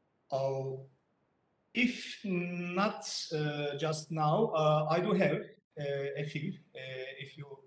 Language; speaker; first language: English; non-native, fluent; Turkish